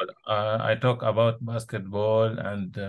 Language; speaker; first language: English; non-native, learner; Arabic